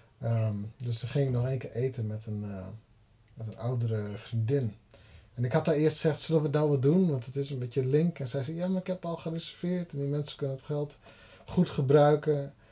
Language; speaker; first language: Dutch; non-native, local second language; Western Frisian